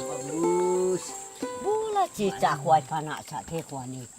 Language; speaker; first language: Indonesian; non-native, local second language; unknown